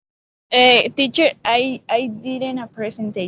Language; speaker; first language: English; non-native, learner; Spanish